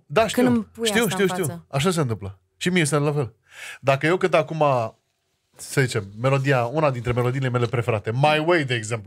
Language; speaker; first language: Romanian; native; Romanian